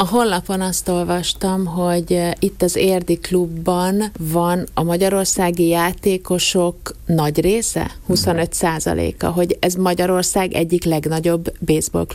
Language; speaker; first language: Hungarian; native; Hungarian